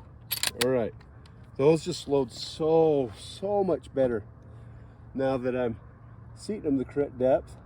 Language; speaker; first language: English; native; English